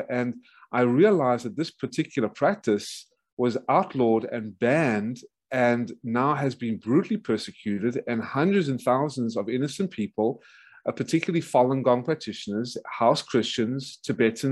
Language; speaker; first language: English; native; English